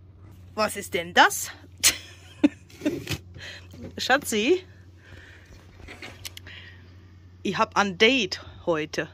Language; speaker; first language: German; native; German